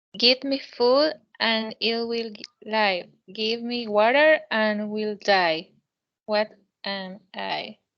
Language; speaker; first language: English; non-native, learner; Spanish